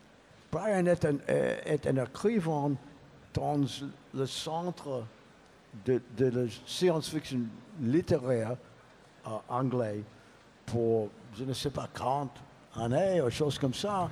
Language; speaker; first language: French; non-native, learner; English